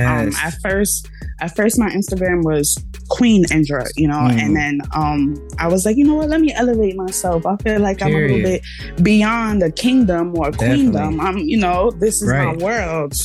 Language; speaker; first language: English; native; English